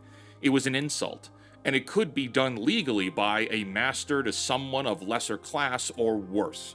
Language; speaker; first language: English; native; English